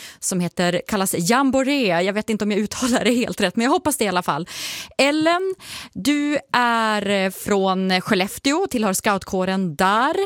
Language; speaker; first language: Swedish; native; Swedish